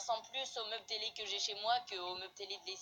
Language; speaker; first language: French; native; French